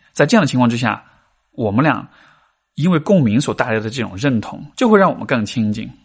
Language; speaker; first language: Chinese; native; Chinese